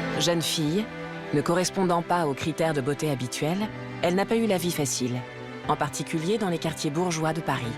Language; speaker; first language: French; native; French